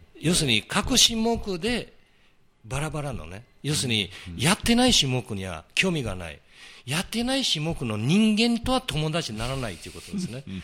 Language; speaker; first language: Japanese; early bilingual, heritage; Portuguese